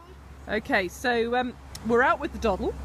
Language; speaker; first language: English; native; English